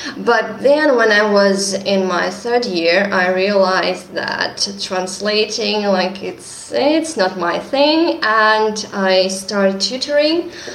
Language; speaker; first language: English; non-native, fluent; Russian